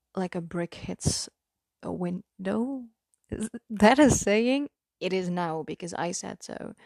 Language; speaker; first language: English; non-native, fluent; Dutch